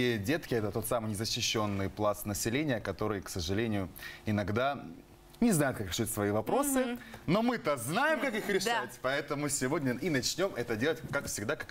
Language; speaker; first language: Russian; native; Russian